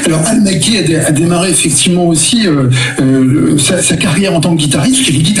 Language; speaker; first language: French; native; French